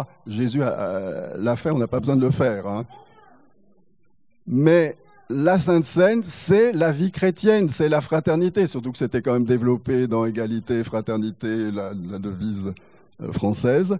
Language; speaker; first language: French; native; French